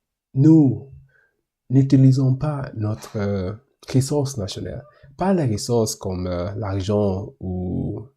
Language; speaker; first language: French; non-native, learner; English